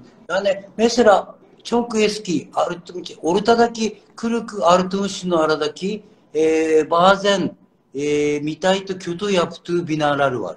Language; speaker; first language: Turkish; non-native, learner; Japanese